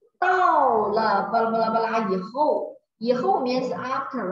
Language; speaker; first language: Chinese; non-native, learner; Thai